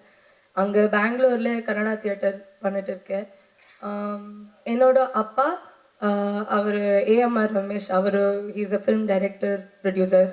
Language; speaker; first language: Tamil; non-native, learner; Kannada